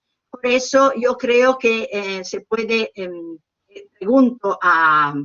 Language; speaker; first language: Spanish; non-native, learner; Italian